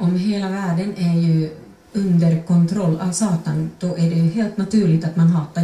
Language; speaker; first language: Swedish; non-native, fluent; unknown